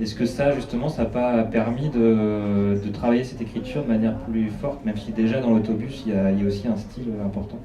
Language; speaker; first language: French; native; French